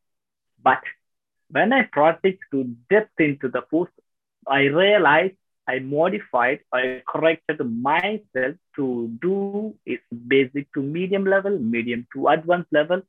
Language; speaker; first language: English; non-native, local second language; Tamil